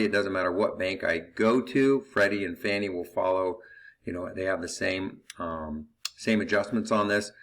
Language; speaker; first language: English; native; English